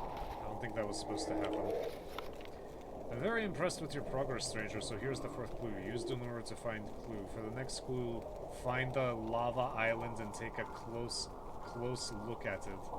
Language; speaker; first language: English; native; English